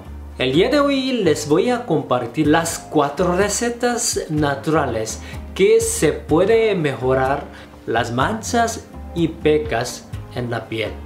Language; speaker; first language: Spanish; non-native, fluent; Korean